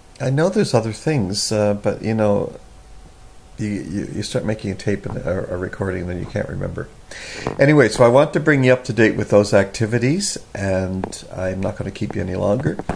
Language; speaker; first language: English; native; English